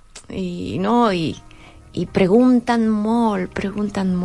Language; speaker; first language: Catalan; non-native, learner; Spanish